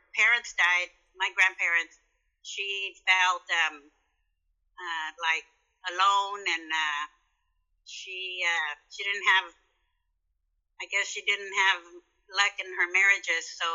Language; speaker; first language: English; native; English